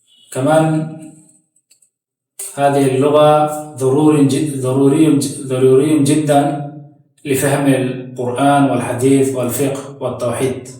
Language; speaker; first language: Arabic; non-native, learner; Bangla